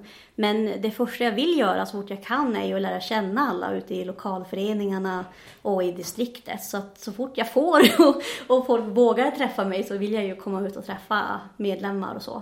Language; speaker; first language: Swedish; native; Swedish